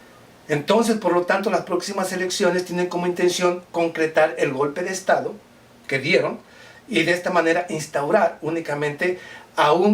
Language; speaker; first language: Spanish; native; Spanish